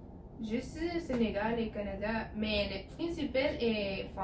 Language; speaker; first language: French; non-native, learner; Spanish